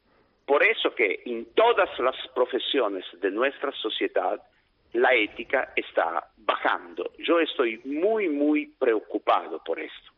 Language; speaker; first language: Spanish; non-native, fluent; Italian